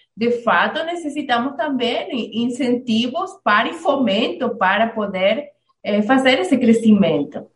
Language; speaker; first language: Portuguese; non-native, fluent; Spanish